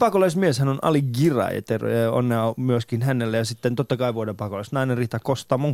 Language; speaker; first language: Finnish; early bilingual, other home language; Persian